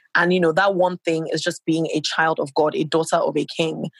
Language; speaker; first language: English; non-native, local second language; Yoruba